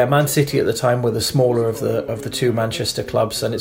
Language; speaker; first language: English; non-native, fluent; German